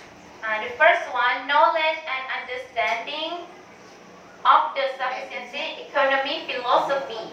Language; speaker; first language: English; non-native, learner; Thai